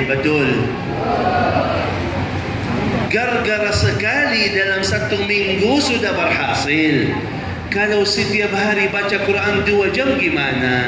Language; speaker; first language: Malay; non-native, fluent; Arabic